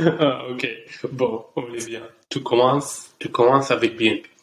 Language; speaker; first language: French; non-native, learner; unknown